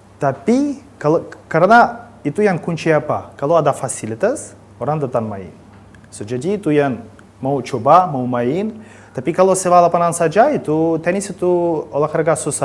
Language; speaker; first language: Indonesian; non-native, learner; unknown